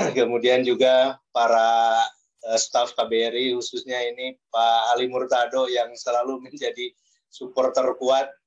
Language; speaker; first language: Indonesian; native; Indonesian